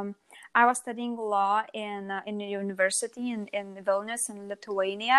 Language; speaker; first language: English; non-native, fluent; Lithuanian